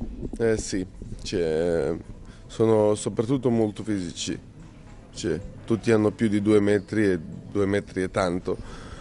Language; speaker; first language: Italian; non-native, learner; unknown